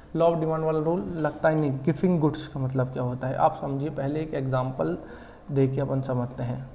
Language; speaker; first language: Hindi; native; Hindi